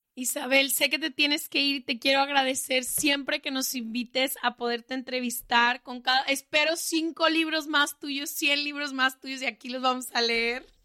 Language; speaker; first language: Spanish; native; Spanish